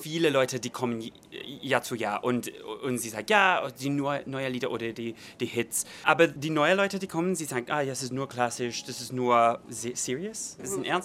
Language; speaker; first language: German; non-native, learner; English